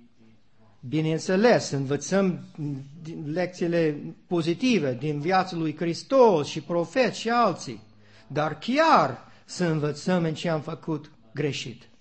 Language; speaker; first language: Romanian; non-native, learner; English